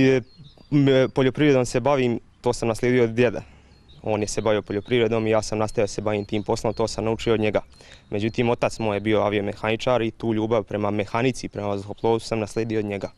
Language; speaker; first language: Croatian; native; Croatian